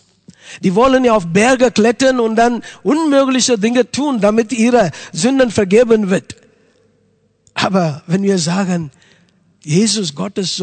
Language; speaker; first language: German; non-native, fluent; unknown